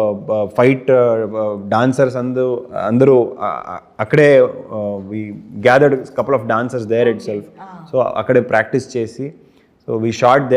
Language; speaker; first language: Telugu; non-native, learner; Kannada